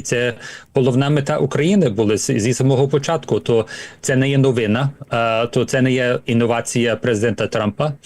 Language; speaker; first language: Ukrainian; early bilingual, heritage; Ukrainian